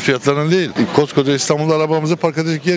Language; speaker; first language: Turkish; native; Turkish